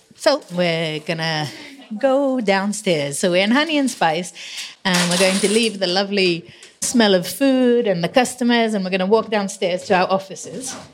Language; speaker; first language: English; non-native, fluent; Hebrew